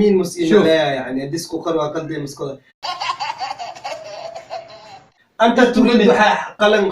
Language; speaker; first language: Arabic; non-native, learner; Somali